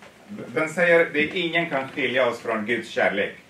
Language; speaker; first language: Swedish; non-native, fluent; Tigrinya